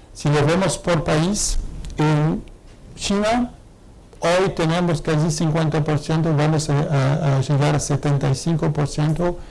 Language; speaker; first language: Spanish; non-native, fluent; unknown